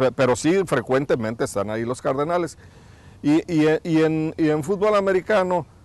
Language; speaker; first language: Spanish; native; Spanish